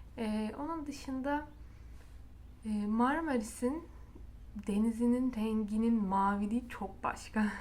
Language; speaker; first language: Turkish; native; Turkish